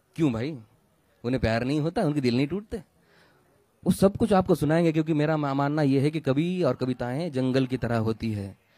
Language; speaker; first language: Hindi; non-native, local second language; Marathi